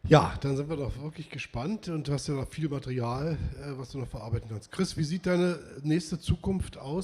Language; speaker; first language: German; native; German